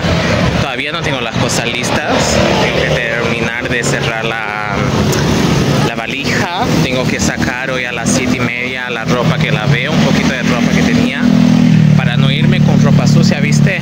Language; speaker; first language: Spanish; non-native, fluent; Portuguese